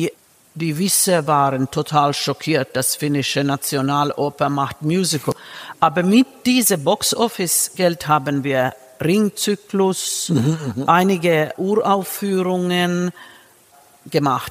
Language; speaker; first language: German; non-native, fluent; Finnish